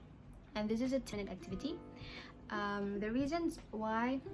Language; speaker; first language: English; non-native, local second language; Malay